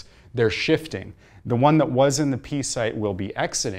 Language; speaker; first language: English; native; English